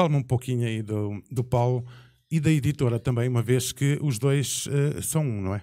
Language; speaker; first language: Portuguese; native; Portuguese